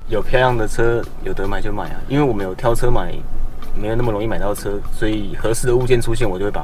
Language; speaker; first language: Chinese; native; Chinese